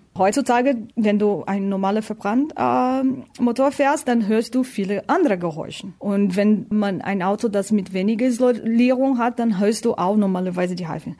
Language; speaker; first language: German; non-native, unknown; Portuguese